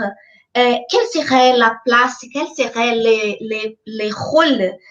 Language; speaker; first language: French; non-native, fluent; Portuguese